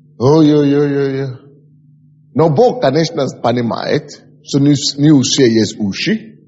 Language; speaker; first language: Russian; non-native, fluent; Yoruba